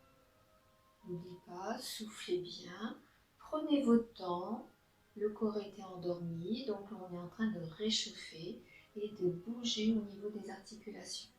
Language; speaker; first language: French; native; French